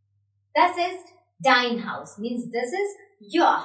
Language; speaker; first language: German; non-native, fluent; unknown